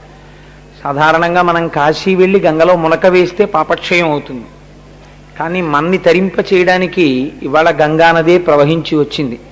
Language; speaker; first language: Telugu; native; Telugu